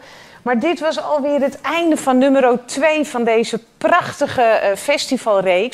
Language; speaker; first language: Dutch; native; Dutch